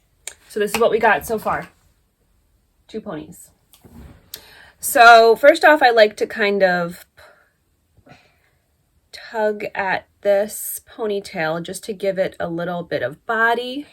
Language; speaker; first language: English; native; English